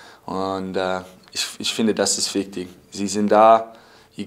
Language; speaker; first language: German; non-native, fluent; English